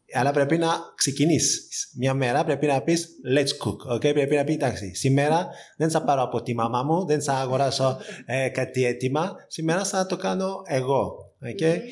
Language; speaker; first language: Greek; non-native, fluent; French